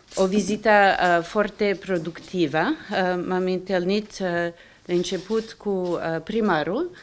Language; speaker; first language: Romanian; non-native, fluent; English